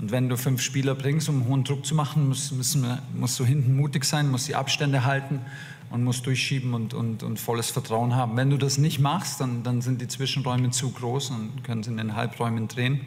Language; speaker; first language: German; native; German